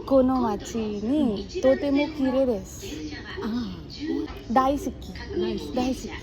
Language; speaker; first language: Japanese; non-native, learner; Marathi